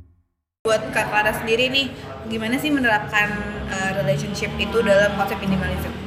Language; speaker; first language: Indonesian; native; Indonesian